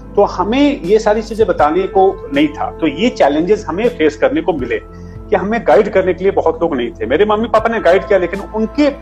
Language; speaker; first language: Hindi; native; Hindi